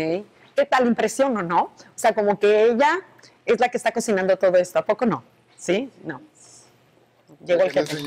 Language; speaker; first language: Spanish; native; Spanish